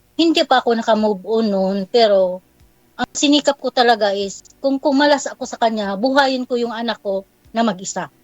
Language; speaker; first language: Filipino; non-native, local second language; Cebuano